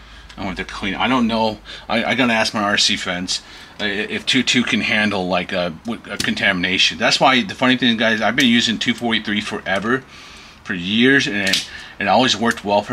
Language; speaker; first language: English; native; English